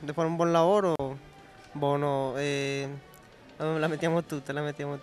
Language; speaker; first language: Italian; non-native, learner; Spanish